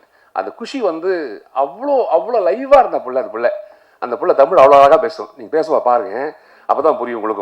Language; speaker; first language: Tamil; native; Tamil